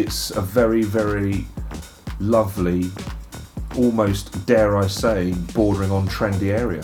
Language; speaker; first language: English; native; English